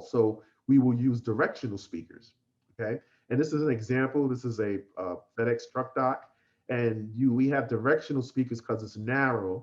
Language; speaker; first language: English; native; English